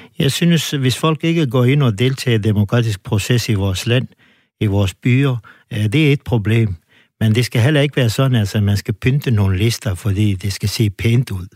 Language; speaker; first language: Danish; non-native, fluent; Turkish